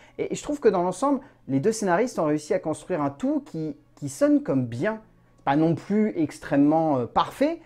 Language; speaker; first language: French; native; French